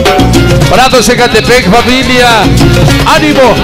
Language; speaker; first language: Spanish; native; Spanish